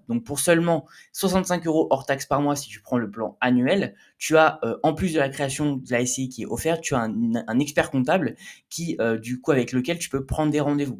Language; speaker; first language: French; native; French